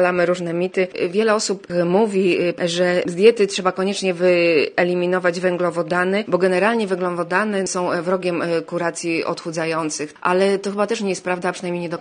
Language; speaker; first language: Polish; native; Polish